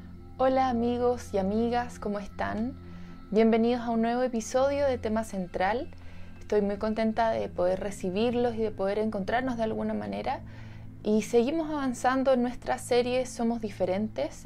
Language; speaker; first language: Spanish; native; Spanish